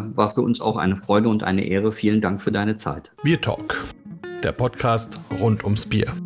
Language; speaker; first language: German; native; German